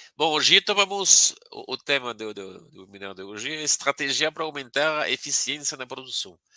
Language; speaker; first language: Portuguese; non-native, fluent; French